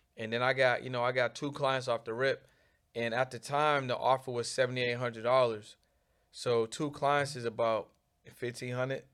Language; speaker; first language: English; native; English